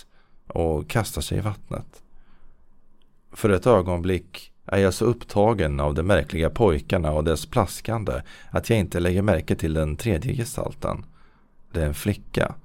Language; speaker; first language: Swedish; native; Swedish